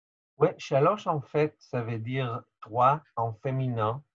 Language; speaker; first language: French; non-native, fluent; Hebrew